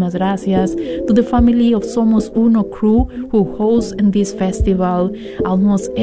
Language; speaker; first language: English; non-native, fluent; Spanish